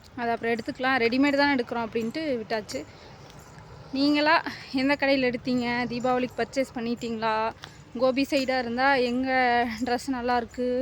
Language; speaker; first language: Tamil; native; Tamil